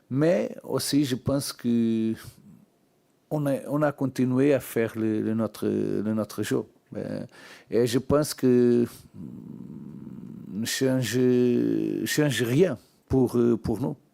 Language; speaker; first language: French; non-native, learner; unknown